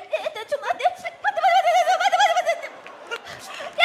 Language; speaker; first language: Japanese; native; Japanese